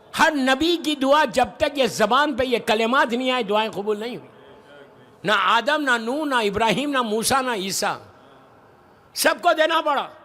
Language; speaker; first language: Urdu; native; Urdu